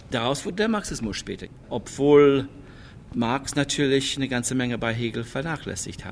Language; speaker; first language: German; non-native, fluent; English